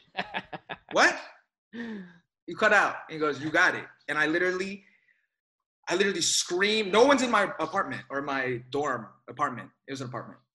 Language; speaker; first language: English; native; English